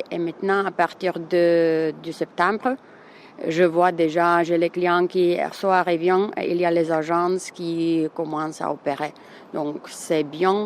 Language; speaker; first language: French; non-native, fluent; Czech